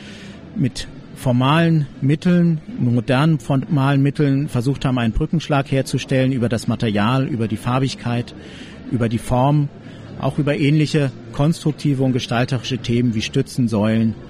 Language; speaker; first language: German; native; German